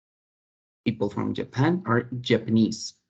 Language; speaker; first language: English; non-native, fluent; Spanish